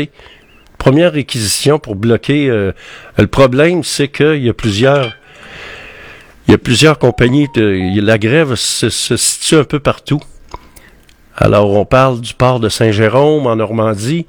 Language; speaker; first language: French; native; French